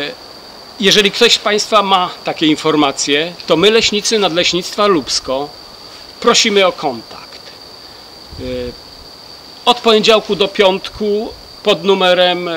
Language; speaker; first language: Polish; native; Polish